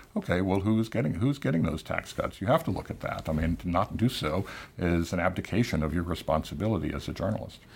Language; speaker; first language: English; native; English